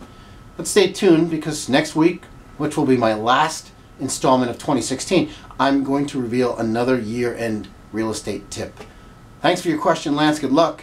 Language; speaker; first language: English; native; English